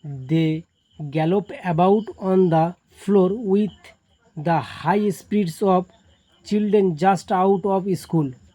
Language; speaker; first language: English; non-native, local second language; Bangla